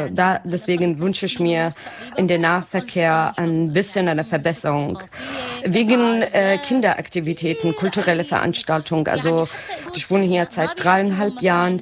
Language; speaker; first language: German; non-native, learner; Arabic